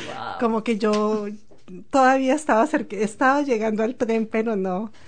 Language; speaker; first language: Spanish; native; Spanish